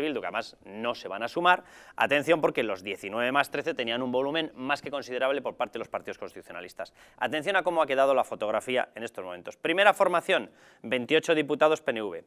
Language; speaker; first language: Spanish; native; Spanish